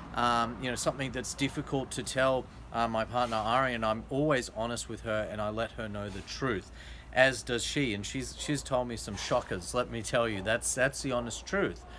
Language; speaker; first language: English; native; English